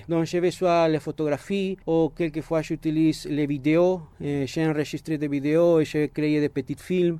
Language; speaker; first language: French; non-native, fluent; Spanish